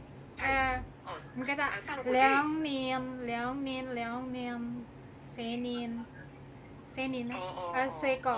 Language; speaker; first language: Cantonese; non-native, fluent; Javanese